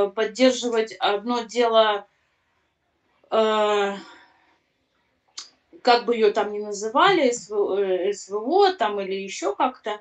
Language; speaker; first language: Russian; native; Russian